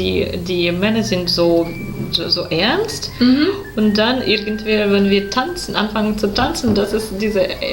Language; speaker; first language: German; non-native, fluent; Russian